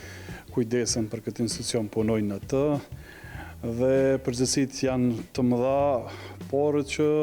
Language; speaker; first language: Albanian; native; Albanian